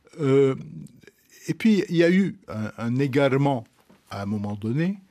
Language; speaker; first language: French; non-native, local second language; Arabic